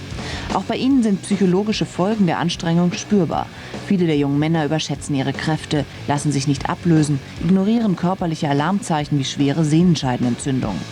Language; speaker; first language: German; native; German